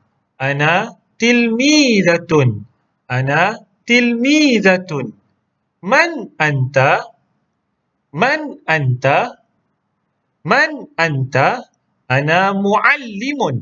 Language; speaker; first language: Arabic; non-native, local second language; Malay